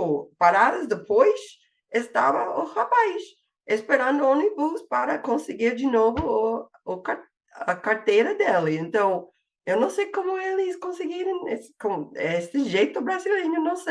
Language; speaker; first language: Portuguese; non-native, fluent; English